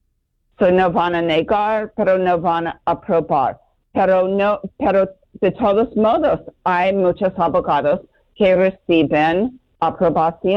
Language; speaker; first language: Spanish; non-native, fluent; English